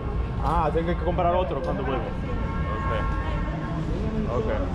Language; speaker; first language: Spanish; non-native, fluent; Russian